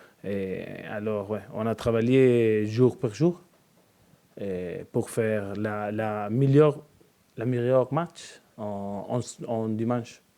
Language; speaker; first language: French; non-native, learner; Spanish